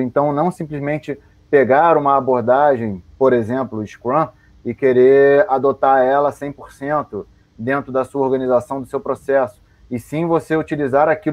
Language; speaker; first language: Portuguese; native; Portuguese